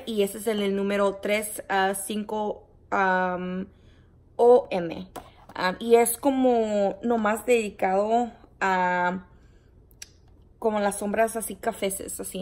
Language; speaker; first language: Spanish; early bilingual, heritage; Spanish